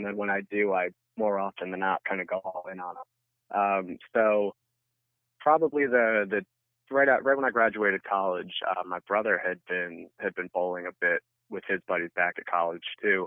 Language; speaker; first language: English; native; English